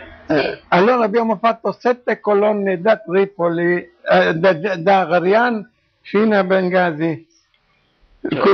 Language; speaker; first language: Italian; non-native, local second language; Arabic